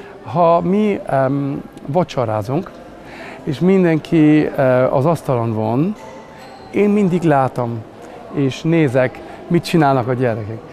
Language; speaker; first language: Hungarian; non-native, learner; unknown